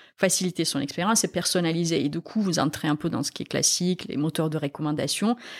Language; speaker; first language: French; non-native, fluent; Romanian